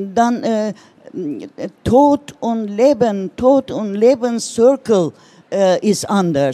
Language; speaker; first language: German; non-native, learner; Turkish